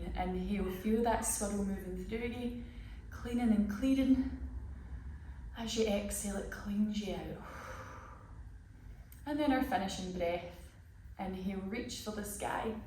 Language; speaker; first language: English; native; English